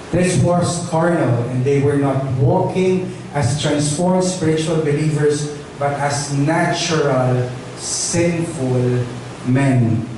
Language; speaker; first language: English; non-native, local second language; Filipino